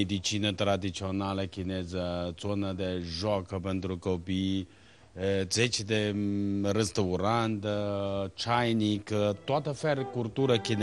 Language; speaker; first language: Romanian; non-native, learner; Chinese